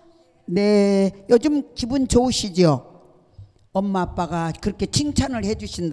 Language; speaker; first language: Korean; native; Korean